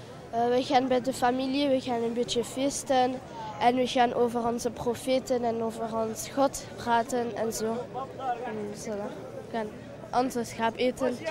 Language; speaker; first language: Dutch; early bilingual, other home language; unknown